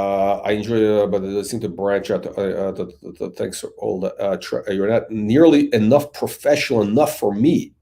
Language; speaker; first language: English; native; English